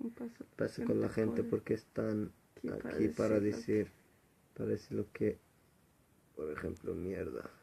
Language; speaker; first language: Spanish; non-native, fluent; Arabic